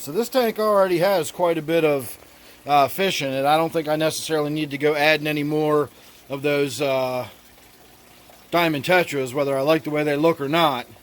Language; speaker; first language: English; native; English